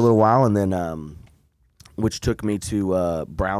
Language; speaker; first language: English; native; English